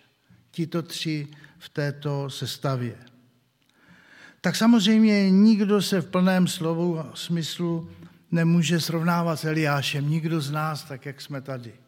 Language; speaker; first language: Czech; native; Czech